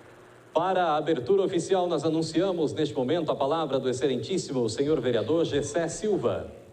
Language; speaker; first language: Portuguese; native; Portuguese